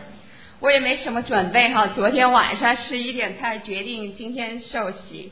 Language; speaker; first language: Chinese; native; Chinese